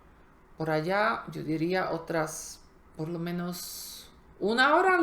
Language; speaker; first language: Spanish; non-native, fluent; Slovak